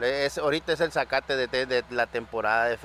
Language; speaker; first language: Spanish; native; Spanish